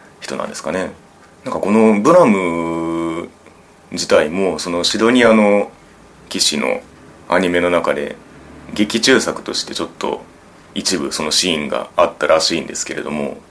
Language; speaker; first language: Japanese; native; Japanese